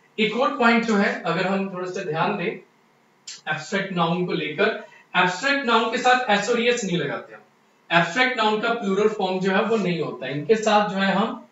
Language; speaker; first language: Hindi; non-native, local second language; Punjabi